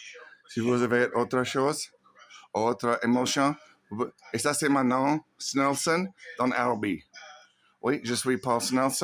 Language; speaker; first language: French; non-native, learner; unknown